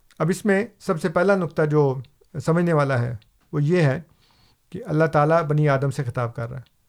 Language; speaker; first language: Urdu; non-native, local second language; Punjabi